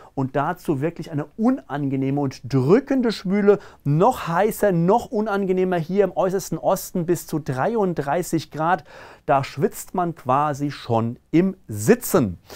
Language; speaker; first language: German; native; German